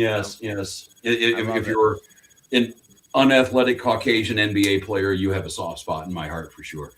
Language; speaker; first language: English; native; English